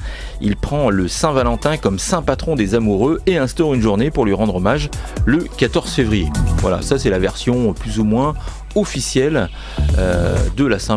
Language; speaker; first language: French; native; French